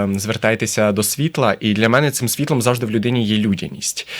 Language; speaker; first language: Ukrainian; native; Ukrainian